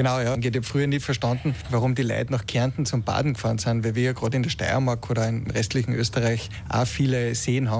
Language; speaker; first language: German; native; German